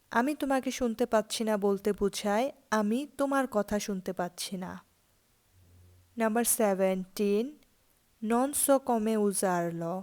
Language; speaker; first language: Bangla; native; Bangla